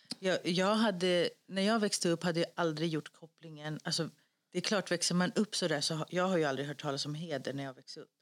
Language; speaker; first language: Swedish; early bilingual, other home language; Greek